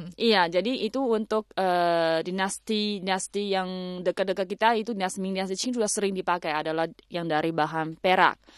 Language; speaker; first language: Indonesian; non-native, fluent; Chinese